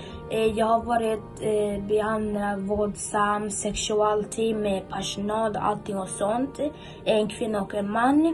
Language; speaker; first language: Swedish; early bilingual, other home language; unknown